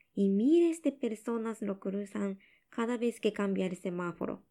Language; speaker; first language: Spanish; non-native, learner; Japanese